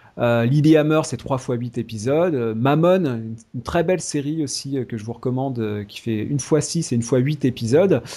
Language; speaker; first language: French; native; French